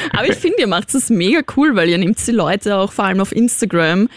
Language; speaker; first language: German; native; German